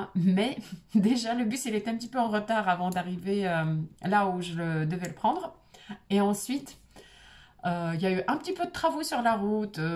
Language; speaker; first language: French; non-native, fluent; Russian